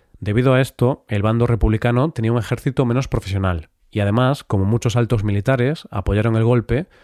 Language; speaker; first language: Spanish; native; Spanish